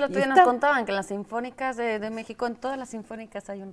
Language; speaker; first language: Spanish; native; Spanish